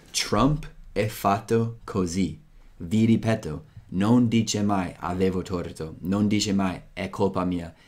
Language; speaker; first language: Italian; non-native, fluent; English